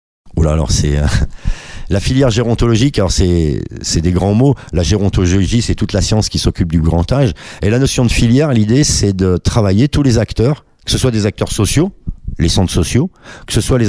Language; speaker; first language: French; native; French